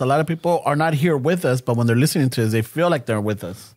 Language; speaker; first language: English; early bilingual, other home language; Spanish